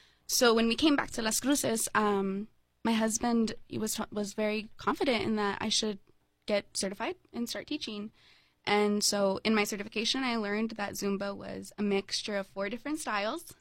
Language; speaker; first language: English; native; English